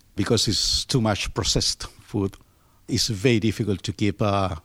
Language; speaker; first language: English; non-native, fluent; Spanish